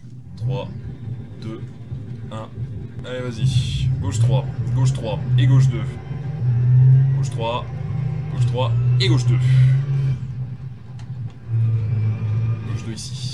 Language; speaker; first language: French; native; French